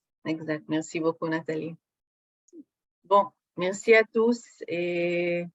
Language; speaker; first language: French; non-native, fluent; Hebrew